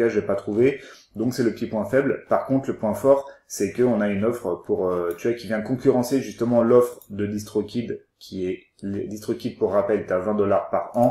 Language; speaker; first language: French; native; French